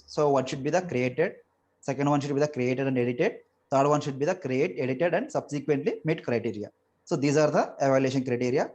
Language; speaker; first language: English; non-native, local second language; Telugu